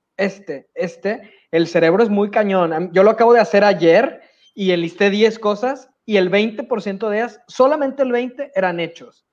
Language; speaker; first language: Spanish; native; Spanish